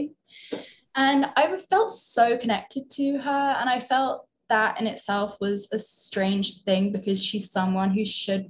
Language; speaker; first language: English; native; English